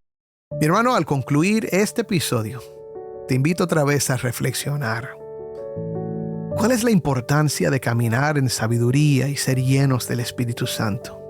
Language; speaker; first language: Spanish; native; Spanish